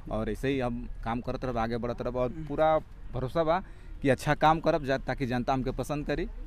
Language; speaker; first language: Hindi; non-native, local second language; Bhojpuri